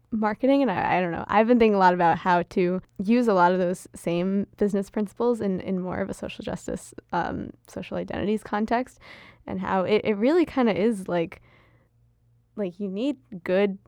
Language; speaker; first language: English; early bilingual, other home language; Gujarati